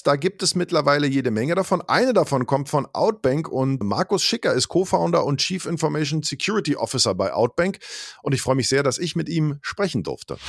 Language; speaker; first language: German; native; German